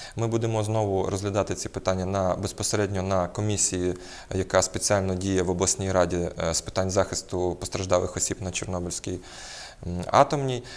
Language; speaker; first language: Ukrainian; native; Ukrainian